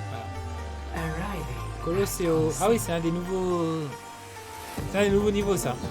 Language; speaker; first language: French; native; French